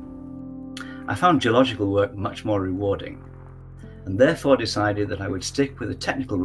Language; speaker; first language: English; native; English